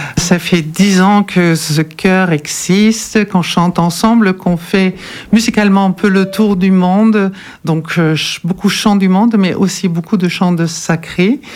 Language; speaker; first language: French; non-native, fluent; German